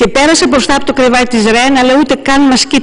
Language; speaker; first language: Greek; native; Greek